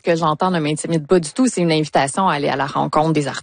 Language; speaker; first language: French; native; French